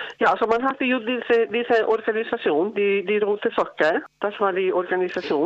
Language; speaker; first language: German; non-native, learner; Icelandic